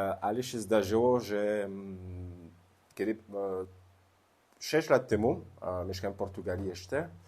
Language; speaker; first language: Polish; non-native, learner; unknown